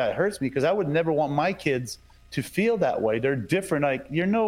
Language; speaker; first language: English; non-native, fluent; French